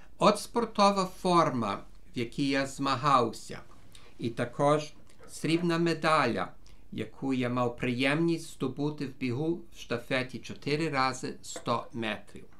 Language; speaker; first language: Ukrainian; early bilingual, heritage; Ukrainian